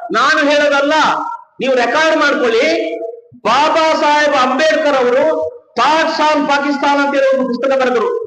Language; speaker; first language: Kannada; non-native, local second language; Kodava